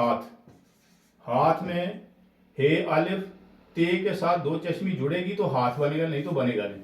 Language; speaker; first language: Urdu; native; Urdu